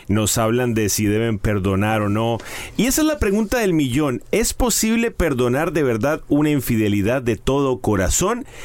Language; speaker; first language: Spanish; native; Spanish